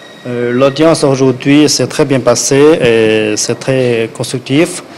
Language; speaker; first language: French; non-native, fluent; Chinese